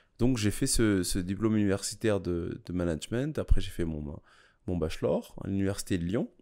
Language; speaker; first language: French; early bilingual, other home language; Kabuverdianu